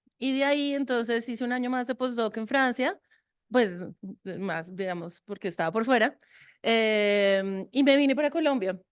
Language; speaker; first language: Spanish; early bilingual, other home language; French